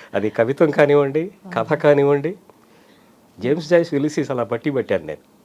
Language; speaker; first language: Telugu; non-native, local second language; Urdu